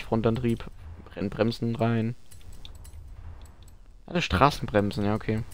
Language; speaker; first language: German; native; German